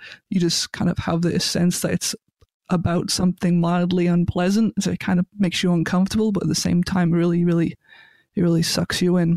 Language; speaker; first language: English; native; English